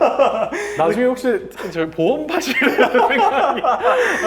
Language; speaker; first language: Korean; native; Korean